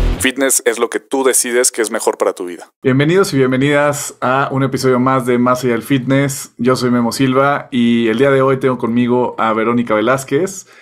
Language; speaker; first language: Spanish; native; Spanish